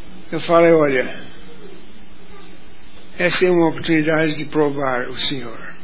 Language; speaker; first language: Portuguese; non-native, fluent; English